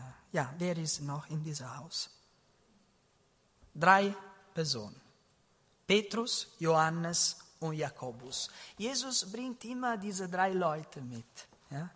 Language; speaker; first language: German; non-native, learner; Italian